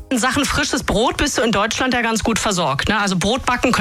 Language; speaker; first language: German; native; German